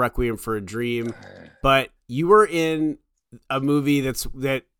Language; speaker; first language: English; native; English